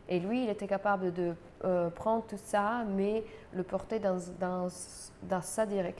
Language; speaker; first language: French; non-native, fluent; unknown